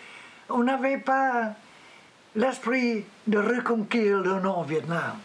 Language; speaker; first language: French; non-native, local second language; Vietnamese